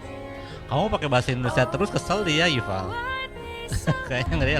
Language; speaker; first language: Indonesian; native; Indonesian